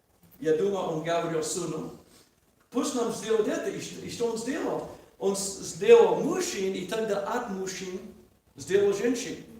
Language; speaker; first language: Russian; non-native, learner; English